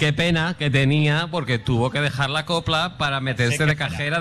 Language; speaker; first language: Spanish; native; Spanish